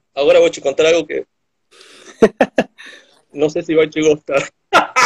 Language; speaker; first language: Portuguese; non-native, learner; Spanish